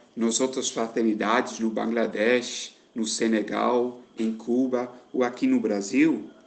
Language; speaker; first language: Portuguese; non-native, fluent; Dutch